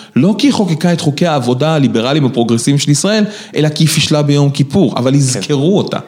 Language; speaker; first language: Hebrew; native; Hebrew